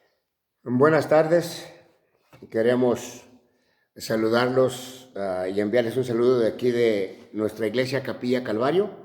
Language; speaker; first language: Spanish; native; Spanish